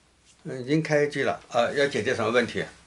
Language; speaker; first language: Chinese; native; Chinese